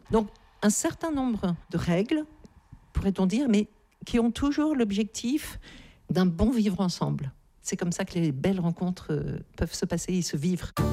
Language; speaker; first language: French; native; French